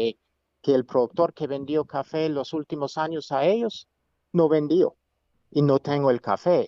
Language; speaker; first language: Spanish; non-native, fluent; English